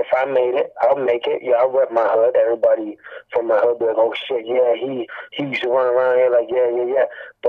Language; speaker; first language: English; native; English